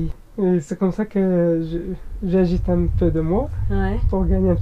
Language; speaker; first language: French; non-native, learner; Arabic